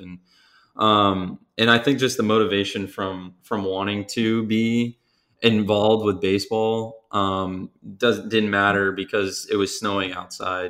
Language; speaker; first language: English; native; English